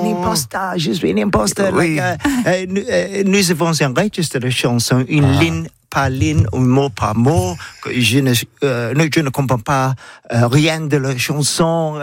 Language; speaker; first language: French; non-native, learner; English